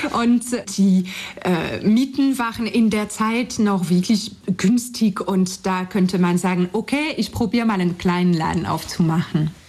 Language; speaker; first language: German; non-native, fluent; French